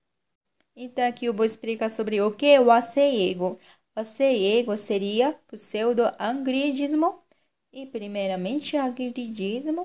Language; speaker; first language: Portuguese; non-native, local second language; Japanese